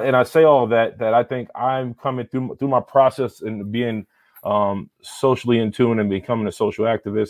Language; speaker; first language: English; native; English